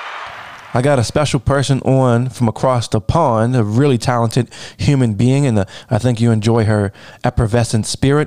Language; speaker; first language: English; native; English